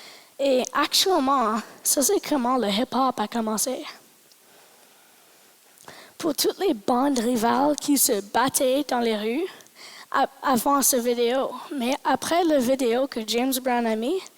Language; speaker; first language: French; non-native, local second language; English